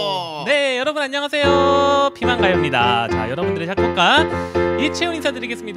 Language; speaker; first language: Korean; native; Korean